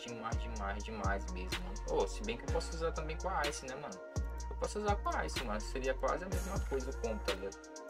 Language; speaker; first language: Portuguese; native; Portuguese